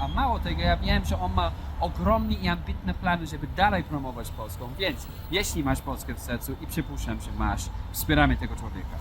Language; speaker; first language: Polish; non-native, fluent; English